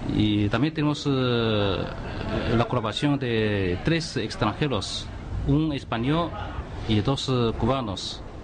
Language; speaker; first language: Spanish; non-native, fluent; Chinese